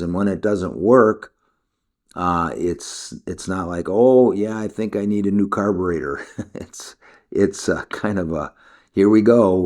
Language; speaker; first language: English; native; English